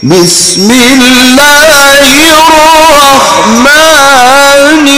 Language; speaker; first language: Arabic; native; Arabic